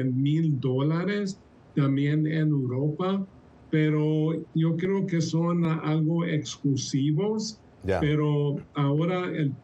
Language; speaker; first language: Spanish; early bilingual, heritage; Spanish